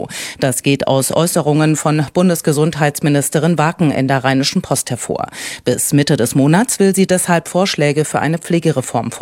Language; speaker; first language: German; native; German